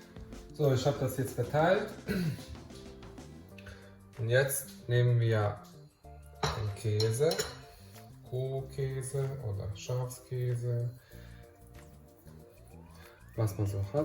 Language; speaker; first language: German; non-native, fluent; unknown